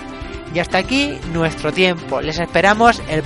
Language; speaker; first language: Spanish; native; Spanish